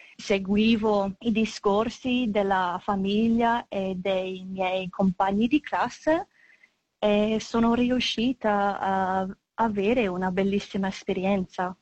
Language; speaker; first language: Italian; non-native, fluent; English